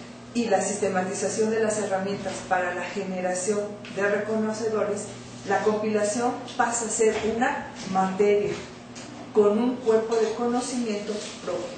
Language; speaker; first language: Spanish; native; Spanish